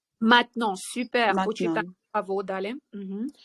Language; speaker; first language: French; non-native, fluent; Ukrainian